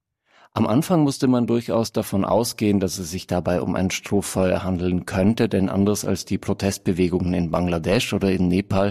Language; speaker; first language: German; native; German